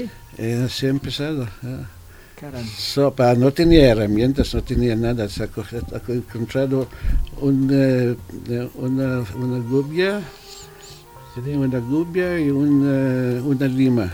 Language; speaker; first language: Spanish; non-native, fluent; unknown